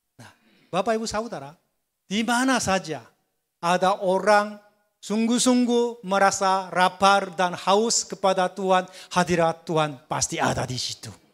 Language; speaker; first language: Indonesian; non-native, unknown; Korean